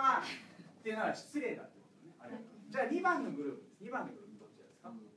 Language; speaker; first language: Japanese; native; Japanese